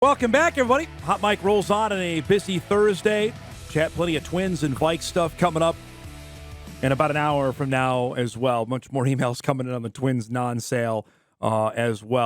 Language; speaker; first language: English; native; English